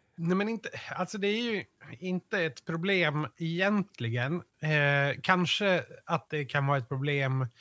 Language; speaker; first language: Swedish; native; Swedish